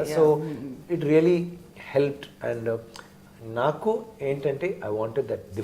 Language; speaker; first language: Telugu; non-native, learner; Tamil